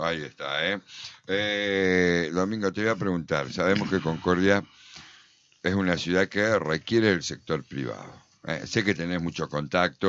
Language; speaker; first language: Spanish; native; Spanish